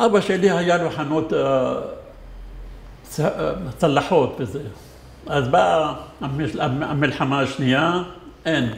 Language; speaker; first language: Hebrew; non-native, fluent; Arabic